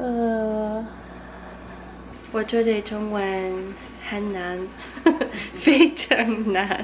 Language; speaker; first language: Chinese; non-native, learner; English